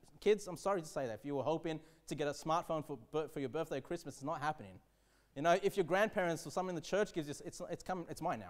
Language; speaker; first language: English; native; English